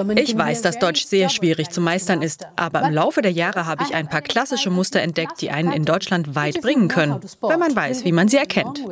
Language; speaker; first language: German; non-native, fluent; Bangla